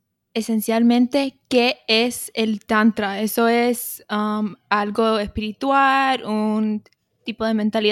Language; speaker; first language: Spanish; early bilingual, heritage; Spanish